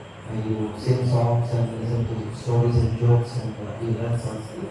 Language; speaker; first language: English; non-native, local second language; Telugu